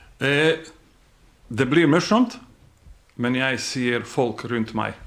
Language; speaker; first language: Norwegian; non-native, fluent; Bosnian